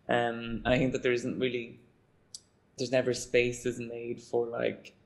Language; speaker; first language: English; native; English